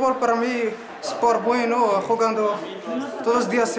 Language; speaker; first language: Spanish; non-native, learner; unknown